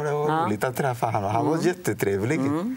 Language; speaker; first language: Swedish; non-native, fluent; Odia